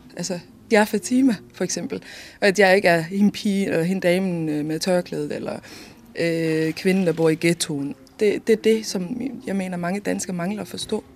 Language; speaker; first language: Danish; early bilingual, other home language; Somali